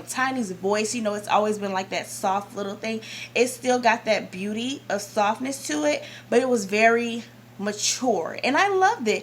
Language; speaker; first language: English; native; English